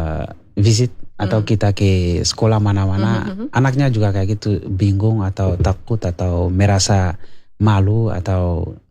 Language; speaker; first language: Indonesian; non-native, learner; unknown